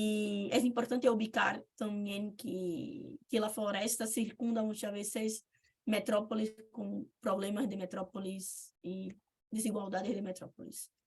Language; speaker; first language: Spanish; non-native, fluent; Portuguese